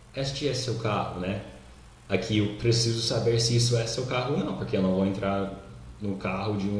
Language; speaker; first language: Portuguese; non-native, fluent; English